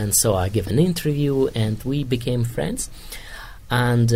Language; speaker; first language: English; non-native, fluent; Kazakh